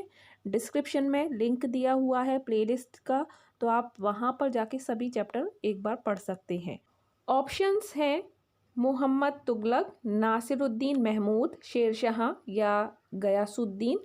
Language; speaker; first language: Hindi; native; Hindi